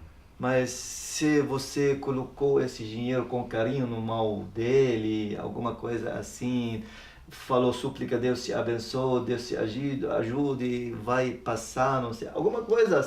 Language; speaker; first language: Portuguese; non-native, learner; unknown